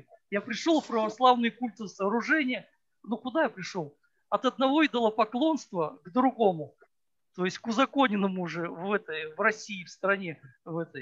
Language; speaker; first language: Russian; native; Russian